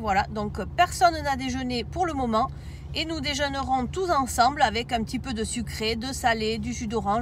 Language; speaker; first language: French; native; French